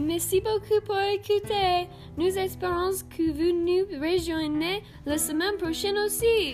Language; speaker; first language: French; non-native, learner; English